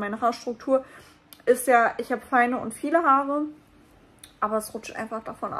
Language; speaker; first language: German; native; German